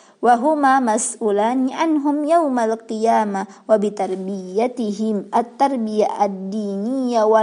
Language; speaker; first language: Arabic; non-native, fluent; Indonesian